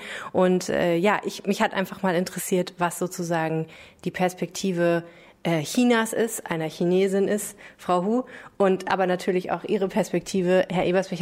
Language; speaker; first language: German; native; German